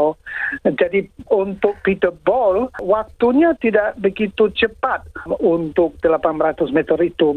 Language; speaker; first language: Indonesian; non-native, fluent; English